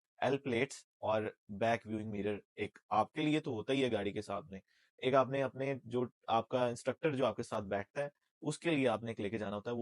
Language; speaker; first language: Urdu; non-native, local second language; Punjabi